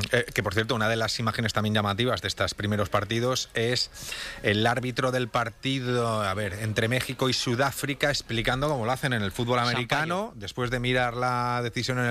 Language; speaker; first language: Spanish; native; Spanish